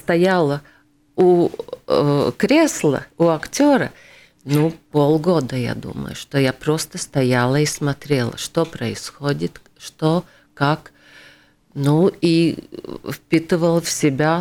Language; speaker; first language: Russian; non-native, local second language; Latvian